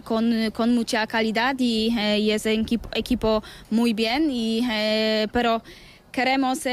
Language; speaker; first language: Spanish; non-native, learner; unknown